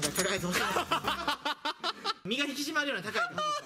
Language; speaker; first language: Japanese; native; Japanese